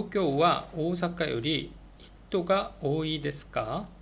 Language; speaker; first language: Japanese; non-native, learner; Korean